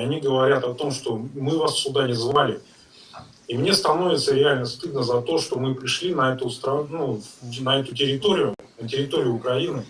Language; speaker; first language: Russian; native; Russian